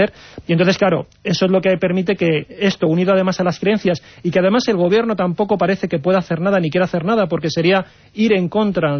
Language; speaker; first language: Spanish; native; Spanish